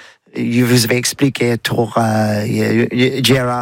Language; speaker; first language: French; non-native, learner; English